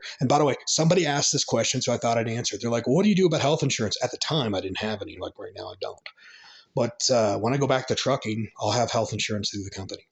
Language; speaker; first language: English; native; English